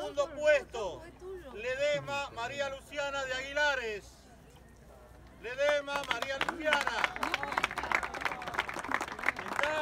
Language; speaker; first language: Spanish; native; Spanish